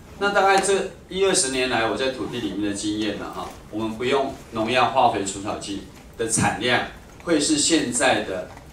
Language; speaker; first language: Chinese; native; Chinese